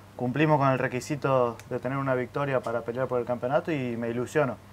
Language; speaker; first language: Spanish; native; Spanish